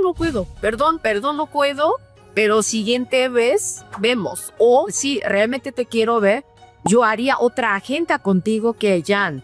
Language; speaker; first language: Spanish; non-native, fluent; Korean